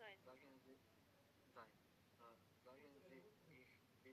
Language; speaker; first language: German; non-native, learner; Macedonian